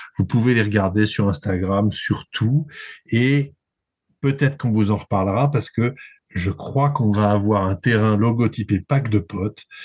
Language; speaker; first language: French; native; French